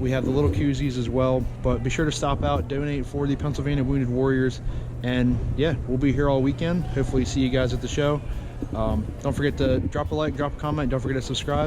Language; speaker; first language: English; native; English